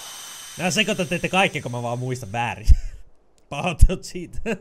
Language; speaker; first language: Finnish; native; Finnish